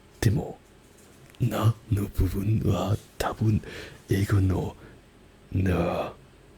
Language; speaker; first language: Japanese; non-native, learner; German